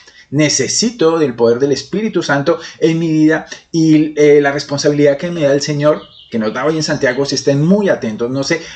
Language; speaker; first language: Spanish; native; Spanish